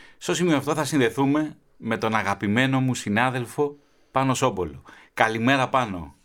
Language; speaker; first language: Greek; native; Greek